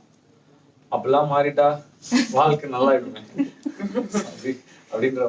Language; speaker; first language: Tamil; native; Tamil